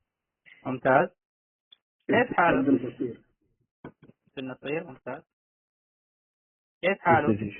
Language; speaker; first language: Arabic; non-native, fluent; Urdu